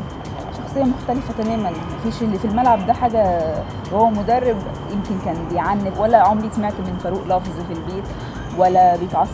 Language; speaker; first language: Arabic; native; Arabic